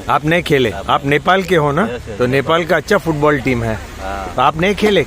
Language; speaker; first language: Hindi; non-native, local second language; Konkani